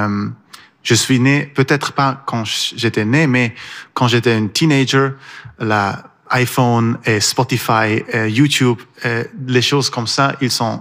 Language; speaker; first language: French; non-native, learner; Persian